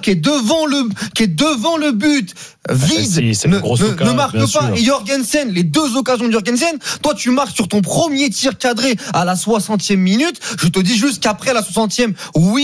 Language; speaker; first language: French; native; French